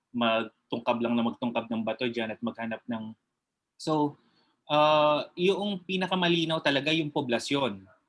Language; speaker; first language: Filipino; native; Filipino